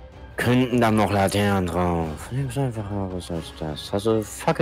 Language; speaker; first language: German; native; German